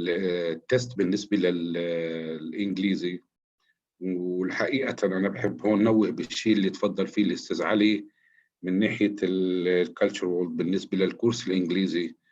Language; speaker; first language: Arabic; native; Arabic